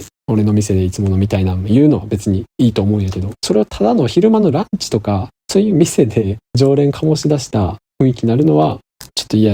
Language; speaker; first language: Japanese; native; Japanese